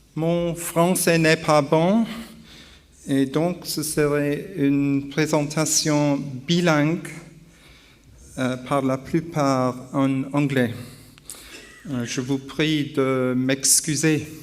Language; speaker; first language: French; non-native, learner; English